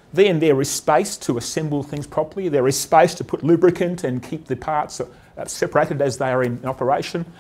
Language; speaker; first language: English; native; English